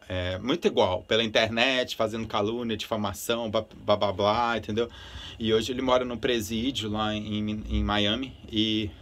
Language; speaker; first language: Portuguese; early bilingual, other home language; Spanish